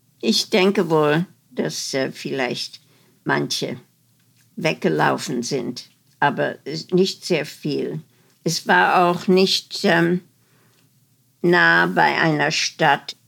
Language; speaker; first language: German; non-native, fluent; Dutch